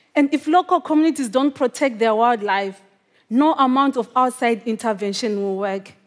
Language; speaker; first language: English; non-native, local second language; Shona